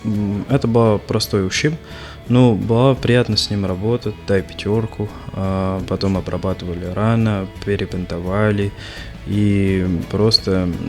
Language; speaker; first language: Russian; non-native, fluent; Arabic